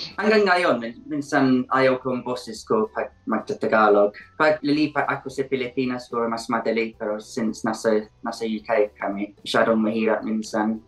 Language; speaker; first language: Filipino; non-native, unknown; English